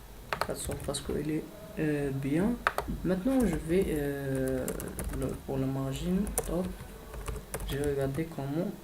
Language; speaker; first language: French; non-native, fluent; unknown